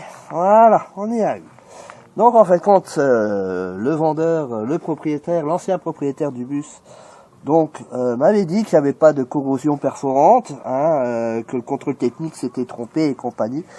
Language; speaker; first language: French; native; French